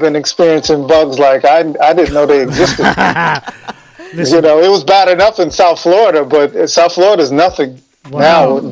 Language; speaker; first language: English; native; English